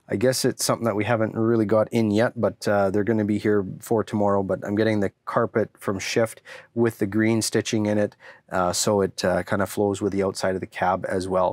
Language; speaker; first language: English; native; English